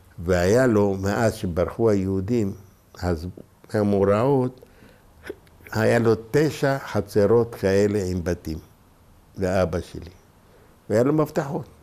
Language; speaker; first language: Hebrew; non-native, local second language; Ladino